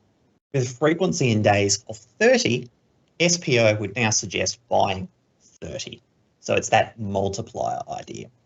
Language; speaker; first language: English; native; English